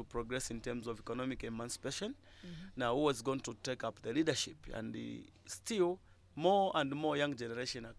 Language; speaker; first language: English; non-native, local second language; Bemba